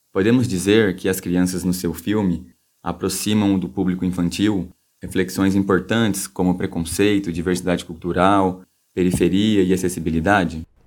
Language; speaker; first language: Portuguese; native; Portuguese